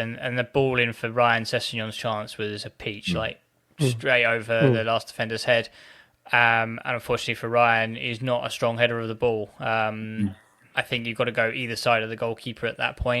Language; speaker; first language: English; native; English